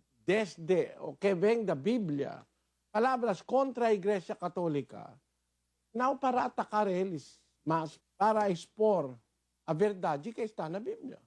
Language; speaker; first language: Portuguese; non-native, learner; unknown